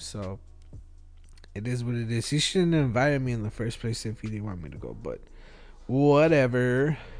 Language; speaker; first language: English; early bilingual, other home language; Spanish